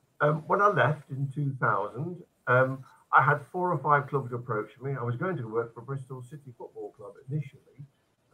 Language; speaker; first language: English; native; English